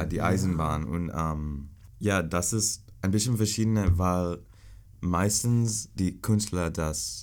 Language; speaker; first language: German; non-native, learner; English